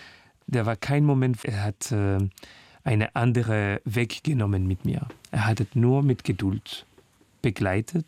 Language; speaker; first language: German; non-native, learner; French